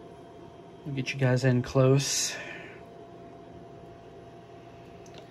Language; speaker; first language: English; native; English